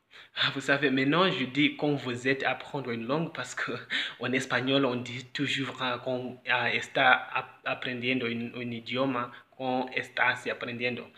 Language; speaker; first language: French; non-native, fluent; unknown